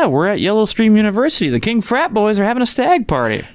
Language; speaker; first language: English; native; English